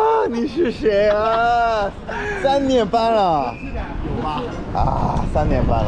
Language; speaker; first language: Chinese; non-native, fluent; Korean